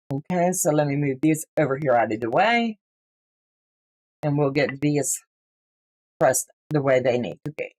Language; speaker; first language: English; native; English